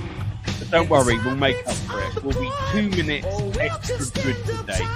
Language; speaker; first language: English; native; English